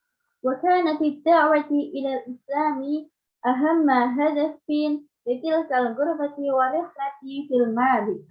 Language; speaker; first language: Arabic; non-native, learner; Indonesian